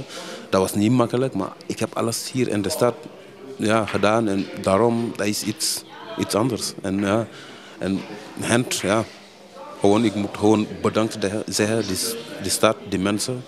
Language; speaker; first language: Dutch; early bilingual, other home language; Wolof